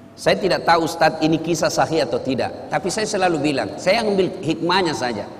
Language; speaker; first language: Indonesian; non-native, local second language; Buginese